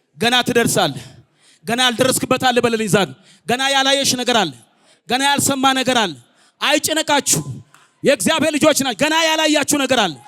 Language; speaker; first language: Amharic; non-native, local second language; Oromo